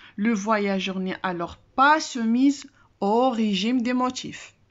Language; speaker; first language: French; non-native, local second language; Arabic